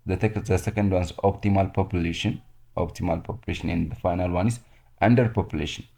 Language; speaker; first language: English; non-native, local second language; Amharic